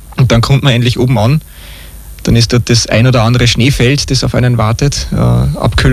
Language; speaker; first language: German; native; German